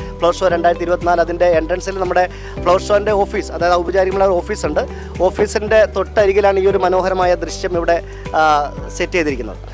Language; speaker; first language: Malayalam; native; Malayalam